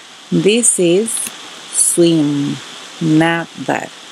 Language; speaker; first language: English; non-native, fluent; Spanish